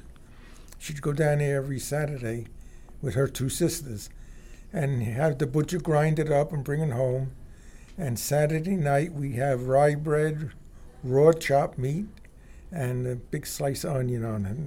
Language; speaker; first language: English; native; English